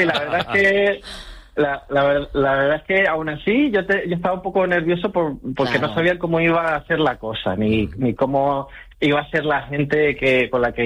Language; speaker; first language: Spanish; native; Spanish